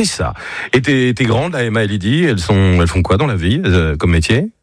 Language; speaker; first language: French; native; French